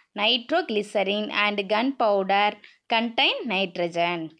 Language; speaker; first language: English; non-native, local second language; Tamil